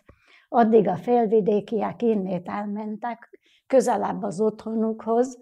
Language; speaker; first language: Hungarian; native; Hungarian